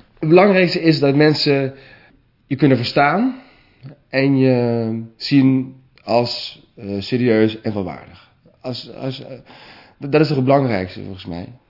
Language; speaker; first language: Dutch; native; Dutch